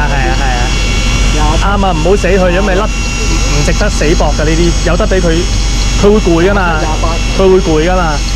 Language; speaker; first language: Chinese; native; Chinese